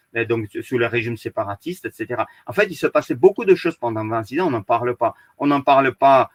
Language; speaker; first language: French; early bilingual, other home language; Azerbaijani